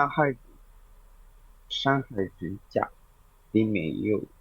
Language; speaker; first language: Chinese; non-native, learner; Indonesian